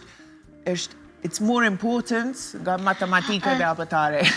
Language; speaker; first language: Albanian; non-native, learner; English